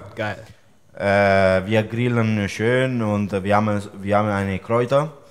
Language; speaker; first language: German; non-native, fluent; Italian